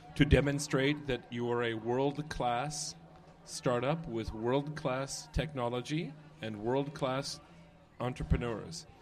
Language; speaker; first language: English; native; English